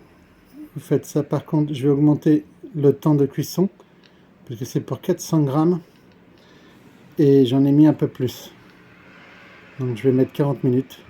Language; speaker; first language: French; native; French